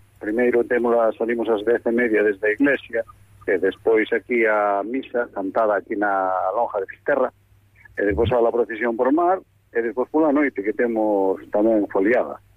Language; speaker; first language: Galician; native; Galician